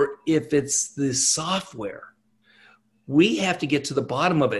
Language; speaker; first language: English; native; English